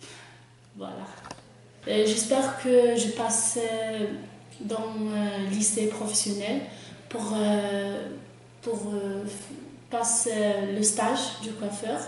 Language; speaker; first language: French; non-native, learner; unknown